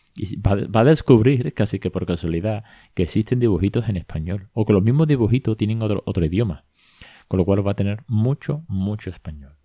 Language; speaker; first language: Spanish; native; Spanish